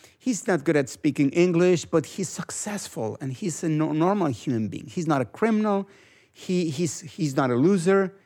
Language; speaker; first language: English; non-native, fluent; Spanish